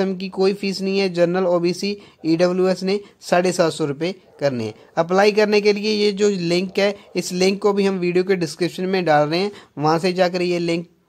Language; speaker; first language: Hindi; non-native, local second language; Punjabi